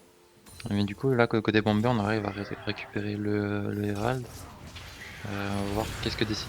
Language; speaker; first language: French; native; French